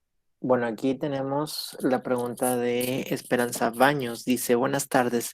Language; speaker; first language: Spanish; native; Spanish